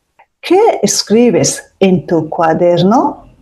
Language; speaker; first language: Spanish; non-native, fluent; Mongolian